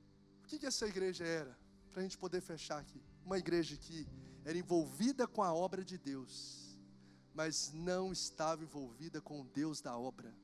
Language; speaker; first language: Portuguese; native; Portuguese